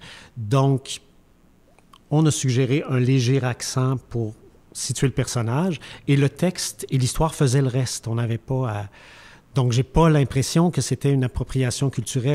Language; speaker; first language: French; native; French